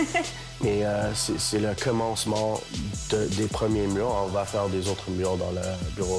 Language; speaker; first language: French; non-native, local second language; English